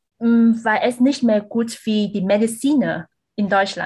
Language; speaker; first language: German; non-native, learner; Vietnamese